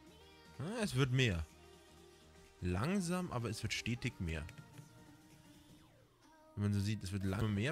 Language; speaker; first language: German; native; German